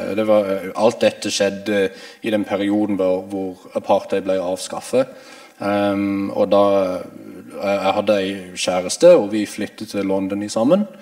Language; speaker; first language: Norwegian; non-native, fluent; English